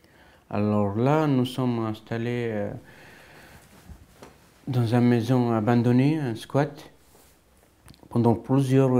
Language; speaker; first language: French; non-native, fluent; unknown